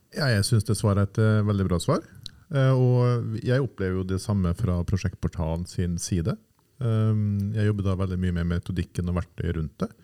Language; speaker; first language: Norwegian; native; Norwegian